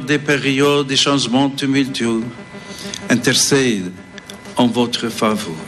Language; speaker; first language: French; non-native, fluent; English